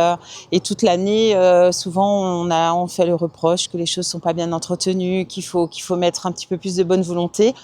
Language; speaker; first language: French; native; French